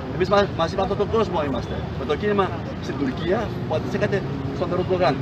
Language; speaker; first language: Greek; native; Greek